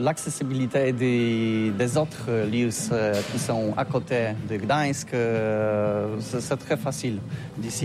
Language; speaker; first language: French; non-native, learner; Polish